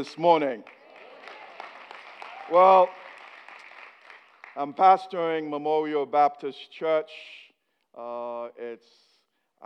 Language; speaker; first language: English; non-native, fluent; Haitian Creole